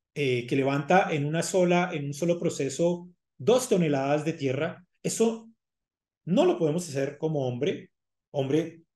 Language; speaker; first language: Spanish; native; Spanish